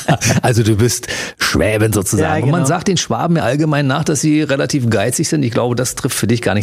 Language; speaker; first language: German; native; German